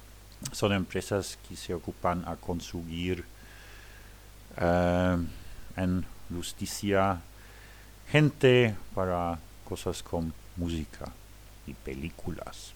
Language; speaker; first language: Spanish; non-native, learner; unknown